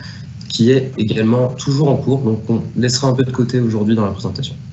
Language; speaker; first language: French; native; French